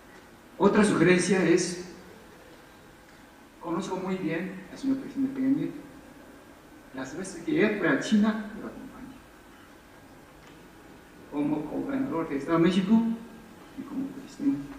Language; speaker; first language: Spanish; non-native, fluent; Chinese